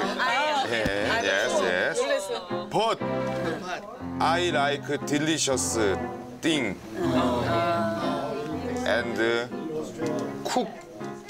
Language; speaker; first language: English; non-native, learner; Korean